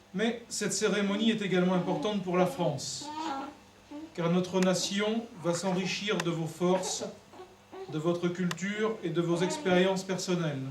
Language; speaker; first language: French; native; French